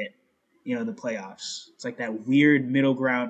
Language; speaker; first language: English; native; English